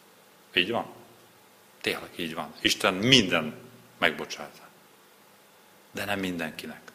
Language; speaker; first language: Hungarian; non-native, learner; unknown